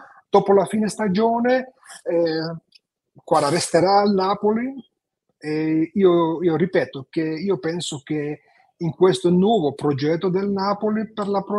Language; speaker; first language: Italian; non-native, fluent; Georgian